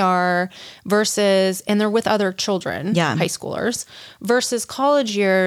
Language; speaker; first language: English; native; English